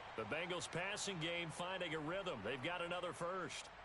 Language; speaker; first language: English; native; English